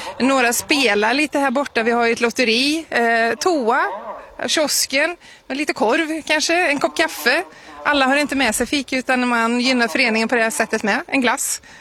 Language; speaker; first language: Swedish; native; Swedish